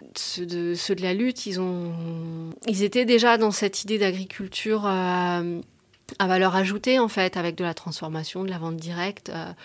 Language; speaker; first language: French; native; French